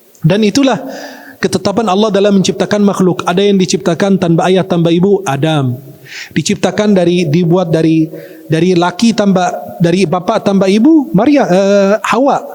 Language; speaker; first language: Malay; non-native, fluent; Arabic